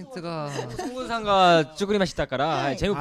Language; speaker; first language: Japanese; non-native, learner; Korean